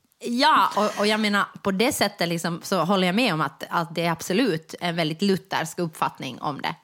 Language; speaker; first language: Swedish; native; Swedish